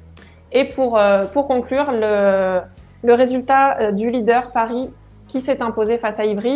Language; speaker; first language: French; native; French